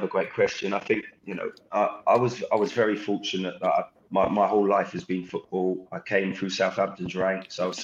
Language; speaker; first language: English; native; English